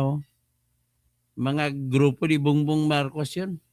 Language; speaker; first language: Filipino; native; Filipino